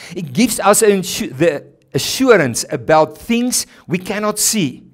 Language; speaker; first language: English; non-native, local second language; Afrikaans